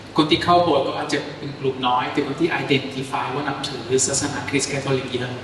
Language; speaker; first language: Thai; non-native, fluent; Italian